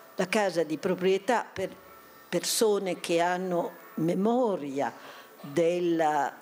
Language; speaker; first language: Italian; native; Italian